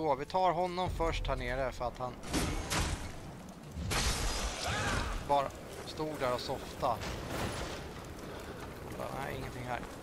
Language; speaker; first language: Swedish; native; Swedish